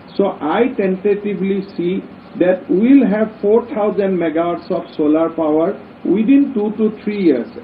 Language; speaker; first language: English; non-native, local second language; Assamese